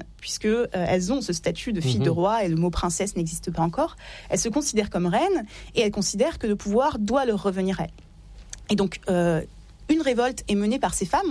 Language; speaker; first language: French; native; French